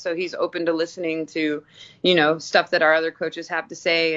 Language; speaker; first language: English; native; English